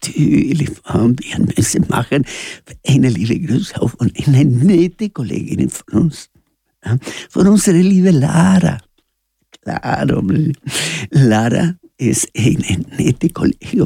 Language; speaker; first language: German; non-native, learner; Spanish